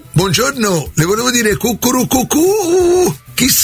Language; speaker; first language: Italian; native; Italian